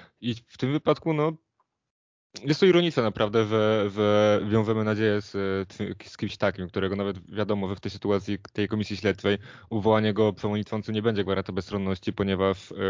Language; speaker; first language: Polish; native; Polish